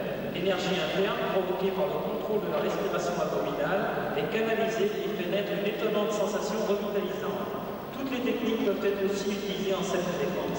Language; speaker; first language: French; native; French